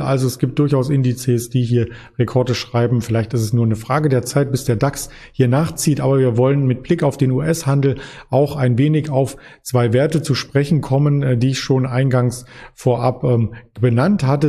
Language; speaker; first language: German; native; German